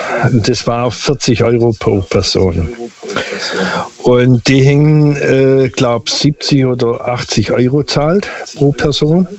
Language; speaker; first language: German; non-native, local second language; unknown